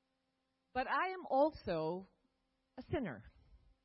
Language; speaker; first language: English; non-native, local second language; Filipino